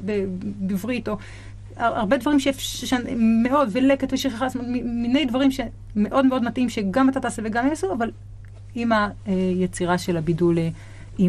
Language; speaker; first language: Hebrew; native; Hebrew